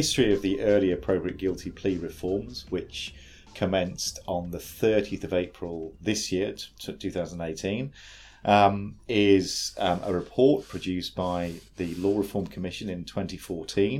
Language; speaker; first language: English; native; English